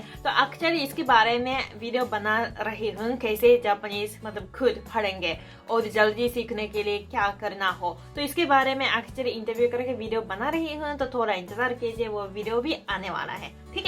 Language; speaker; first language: Hindi; non-native, fluent; Japanese